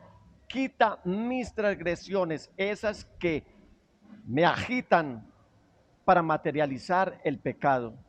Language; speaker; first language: Spanish; native; Spanish